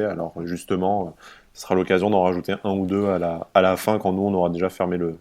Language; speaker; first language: French; native; French